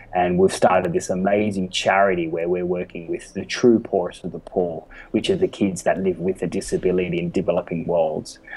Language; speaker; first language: English; native; English